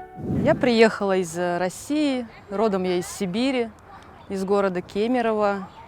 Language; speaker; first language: Russian; native; Russian